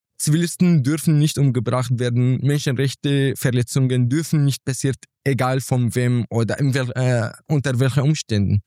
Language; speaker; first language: German; non-native, fluent; Arabic